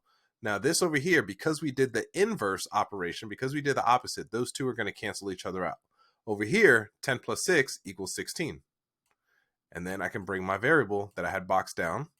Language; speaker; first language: English; native; English